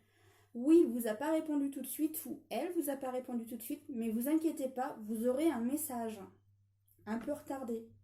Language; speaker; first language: French; native; French